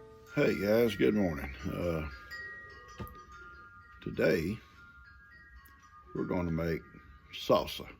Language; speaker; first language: English; native; English